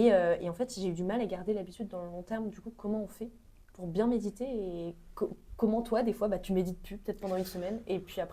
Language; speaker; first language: French; native; French